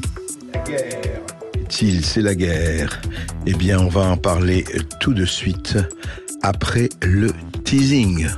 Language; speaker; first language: French; native; French